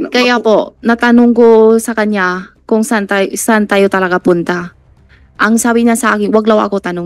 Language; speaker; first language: Filipino; non-native, learner; Chinese